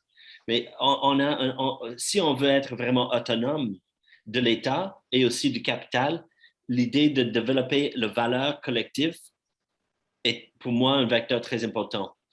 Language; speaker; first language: French; non-native, fluent; English